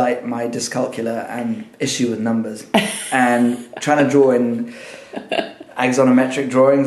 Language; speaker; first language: English; native; English